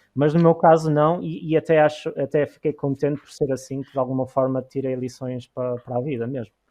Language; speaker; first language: Portuguese; native; Portuguese